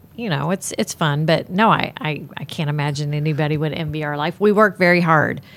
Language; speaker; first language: English; native; English